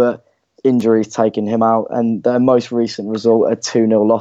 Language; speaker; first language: English; native; English